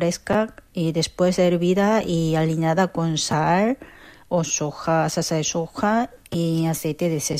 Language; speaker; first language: Spanish; non-native, learner; Korean